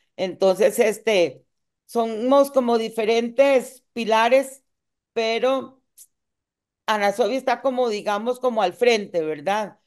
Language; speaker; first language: Spanish; native; Spanish